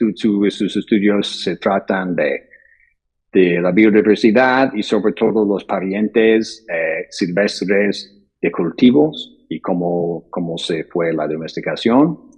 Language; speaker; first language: Spanish; non-native, fluent; English